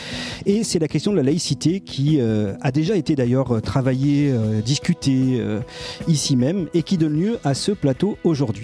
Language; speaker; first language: French; native; French